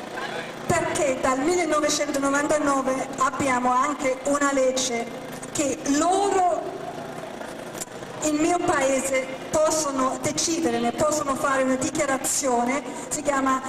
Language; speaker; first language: Italian; non-native, fluent; German